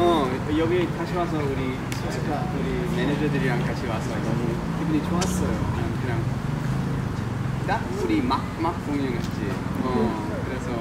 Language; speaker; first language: Korean; early bilingual, heritage; English